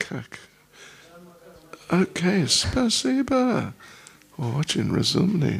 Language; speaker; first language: Russian; non-native, learner; English